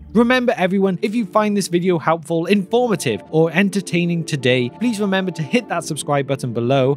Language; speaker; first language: English; native; English